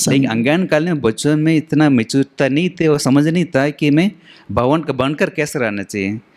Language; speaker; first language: Hindi; non-native, local second language; Tamil